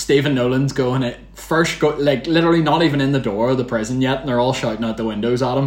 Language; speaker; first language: English; native; English